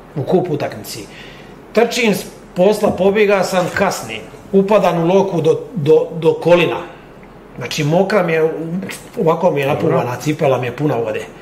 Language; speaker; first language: Croatian; native; Croatian